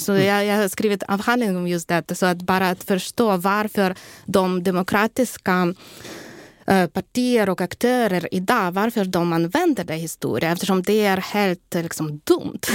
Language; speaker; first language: Swedish; non-native, fluent; Ukrainian